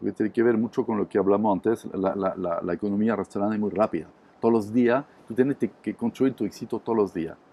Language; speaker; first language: Spanish; non-native, fluent; French